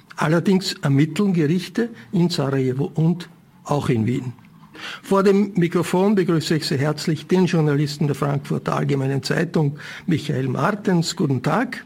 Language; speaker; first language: German; native; German